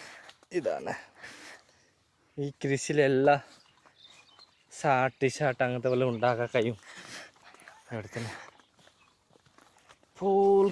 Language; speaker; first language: Malayalam; non-native, learner; Bangla